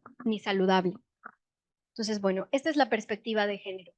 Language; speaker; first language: Spanish; native; Spanish